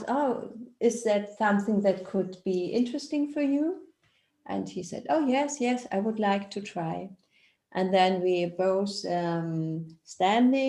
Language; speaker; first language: English; non-native, learner; German